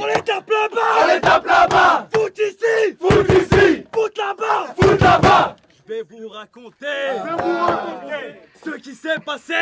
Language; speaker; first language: French; native; French